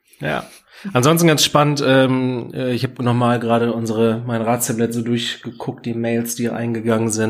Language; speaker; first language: German; native; German